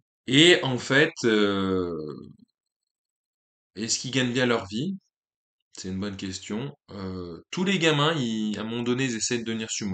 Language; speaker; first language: French; native; French